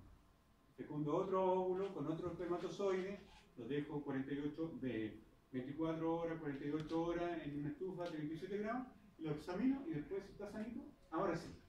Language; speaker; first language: Spanish; native; Spanish